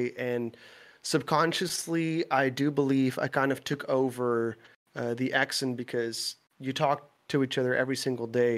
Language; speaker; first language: English; non-native, fluent; Dutch